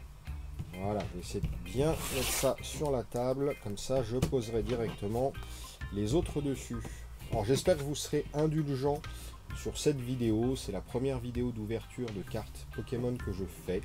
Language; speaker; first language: French; native; French